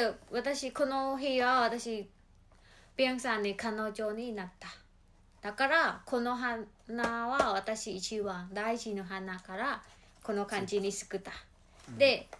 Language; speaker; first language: Japanese; non-native, learner; Mongolian